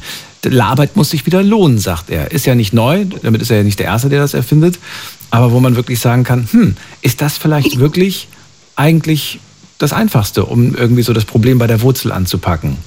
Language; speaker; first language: German; native; German